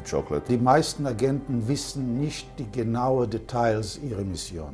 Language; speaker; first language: German; non-native, fluent; Hebrew